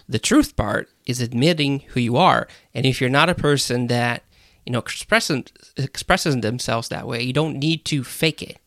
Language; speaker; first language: English; non-native, fluent; Portuguese